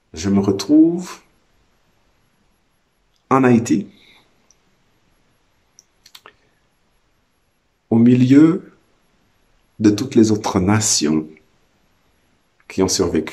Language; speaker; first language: French; native; French